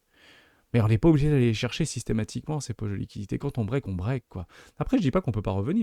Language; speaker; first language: French; native; French